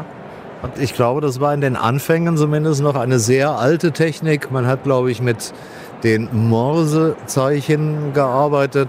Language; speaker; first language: German; native; German